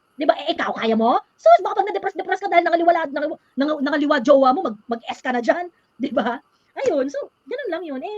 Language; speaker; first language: Filipino; native; Filipino